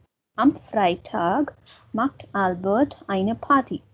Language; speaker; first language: German; non-native, fluent; Hindi